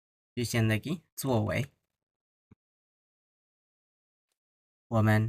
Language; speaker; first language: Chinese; non-native, fluent; Bangla